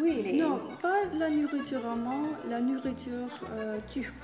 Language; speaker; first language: French; non-native, learner; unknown